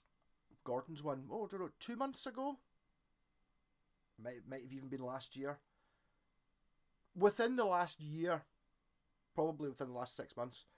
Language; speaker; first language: English; native; English